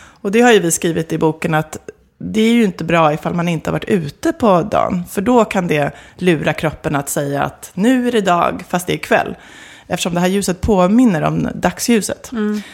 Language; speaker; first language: Swedish; native; Swedish